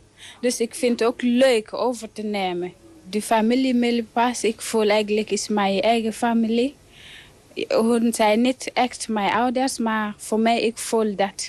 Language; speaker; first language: Dutch; non-native, learner; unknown